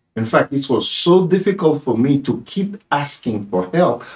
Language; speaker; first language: English; non-native, fluent; Haitian Creole